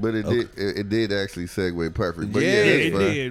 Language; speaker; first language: English; native; English